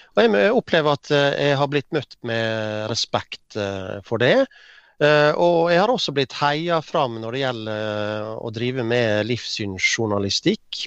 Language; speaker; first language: Norwegian; native; Norwegian